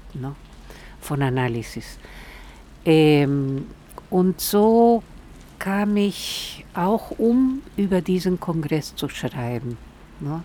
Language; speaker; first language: German; non-native, fluent; Spanish